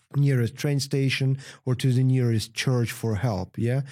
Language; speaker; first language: English; non-native, fluent; Ukrainian